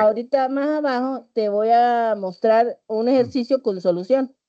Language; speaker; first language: Spanish; native; Spanish